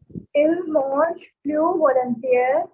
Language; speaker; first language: French; non-native, learner; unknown